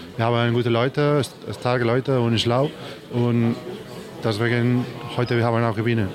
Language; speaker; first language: German; non-native, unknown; Spanish